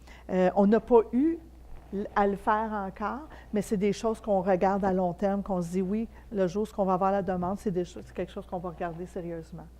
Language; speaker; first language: French; native; French